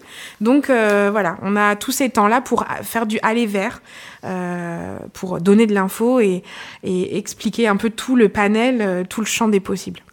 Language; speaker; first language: French; native; French